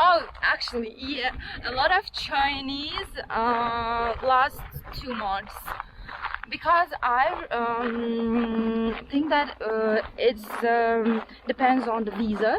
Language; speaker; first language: English; non-native, learner; Kazakh